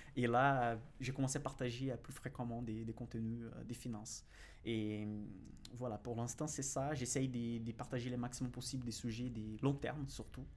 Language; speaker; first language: French; non-native, fluent; Portuguese